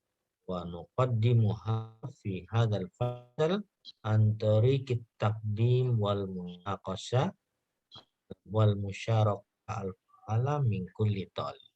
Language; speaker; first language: Arabic; non-native, fluent; Indonesian